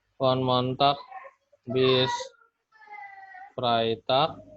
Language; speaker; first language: German; non-native, fluent; Indonesian